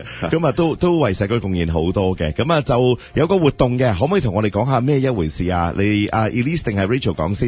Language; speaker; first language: Cantonese; native; Cantonese